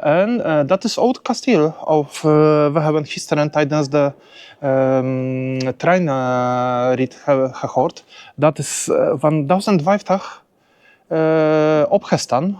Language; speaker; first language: Dutch; non-native, learner; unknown